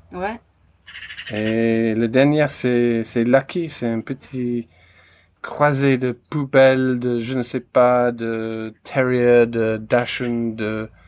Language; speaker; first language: French; non-native, learner; English